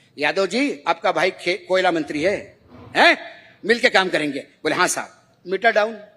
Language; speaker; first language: Hindi; non-native, local second language; Marathi